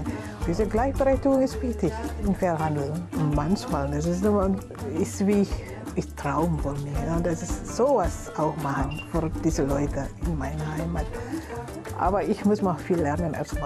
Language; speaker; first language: German; non-native, learner; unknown